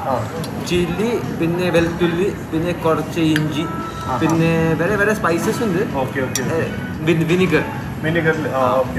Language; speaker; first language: Malayalam; early bilingual, heritage; Malayalam